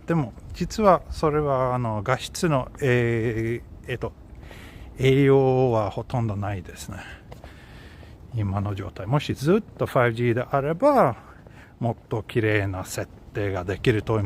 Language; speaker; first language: Japanese; non-native, fluent; Swedish